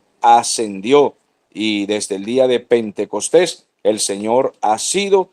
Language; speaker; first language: Spanish; native; Spanish